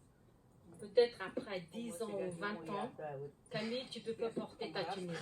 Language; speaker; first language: French; non-native, learner; Mongolian